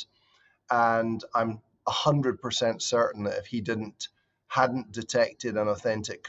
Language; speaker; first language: English; native; English